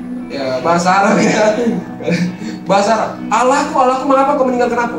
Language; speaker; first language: Indonesian; native; Indonesian